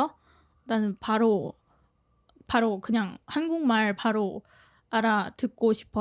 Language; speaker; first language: Korean; non-native, fluent; Thai